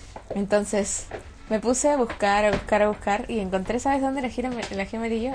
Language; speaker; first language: Spanish; native; Spanish